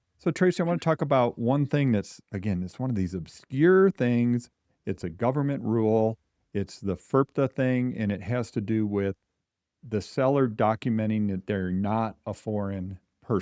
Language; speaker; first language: English; native; English